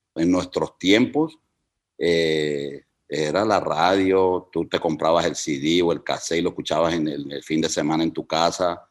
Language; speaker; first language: Spanish; native; Spanish